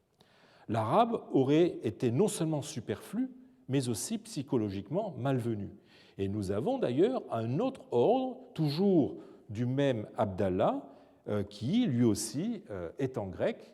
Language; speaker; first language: French; native; French